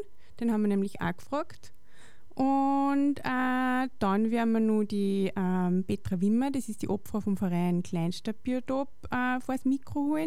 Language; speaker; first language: German; native; German